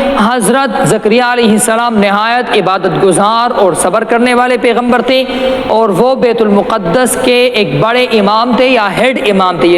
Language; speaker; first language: Urdu; non-native, local second language; Pashto